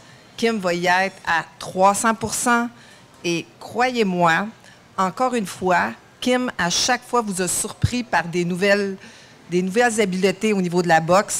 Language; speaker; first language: French; native; French